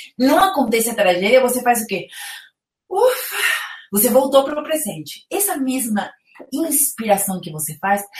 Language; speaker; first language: Portuguese; non-native, fluent; Spanish